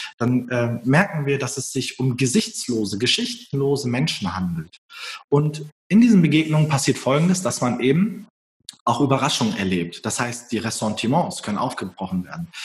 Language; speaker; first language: German; early bilingual, other home language; Turkish